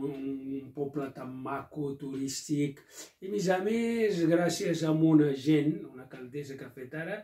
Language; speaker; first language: Catalan; non-native, local second language; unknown